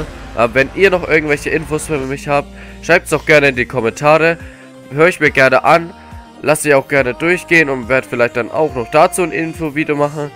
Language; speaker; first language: German; native; German